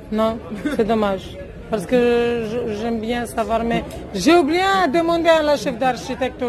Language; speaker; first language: French; non-native, learner; Romanian